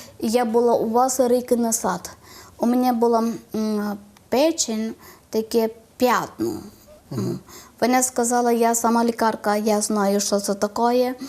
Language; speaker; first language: Ukrainian; non-native, learner; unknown